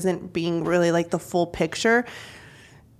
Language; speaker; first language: English; native; English